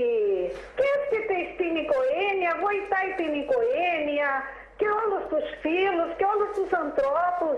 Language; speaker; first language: Greek; non-native, fluent; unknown